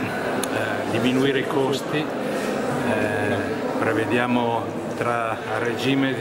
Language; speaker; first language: Italian; native; Italian